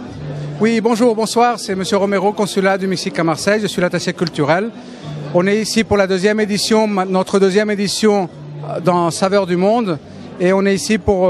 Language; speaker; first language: French; non-native, fluent; Spanish